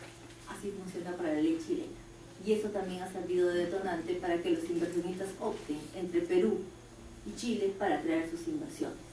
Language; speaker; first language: Spanish; native; Spanish